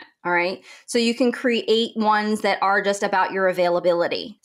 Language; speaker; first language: English; native; English